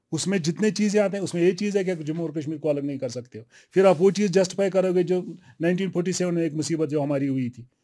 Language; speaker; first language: Hindi; non-native, local second language; Kashmiri